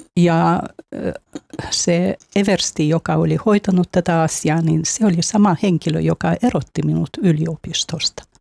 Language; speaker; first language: Finnish; non-native, fluent; Russian